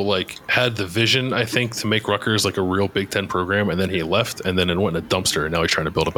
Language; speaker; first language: English; native; English